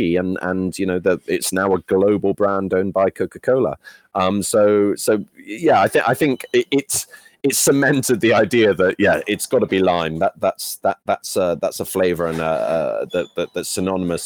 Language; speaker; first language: English; native; English